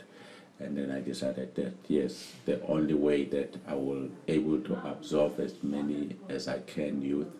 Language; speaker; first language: English; non-native, local second language; Zulu